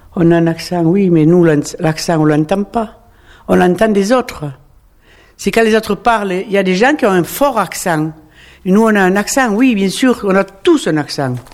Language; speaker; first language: French; native; French